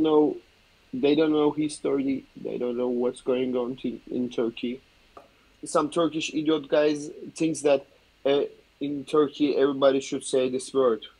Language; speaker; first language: English; non-native, fluent; Turkish